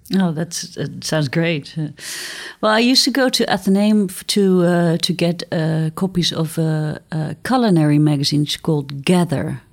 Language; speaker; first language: English; non-native, fluent; Dutch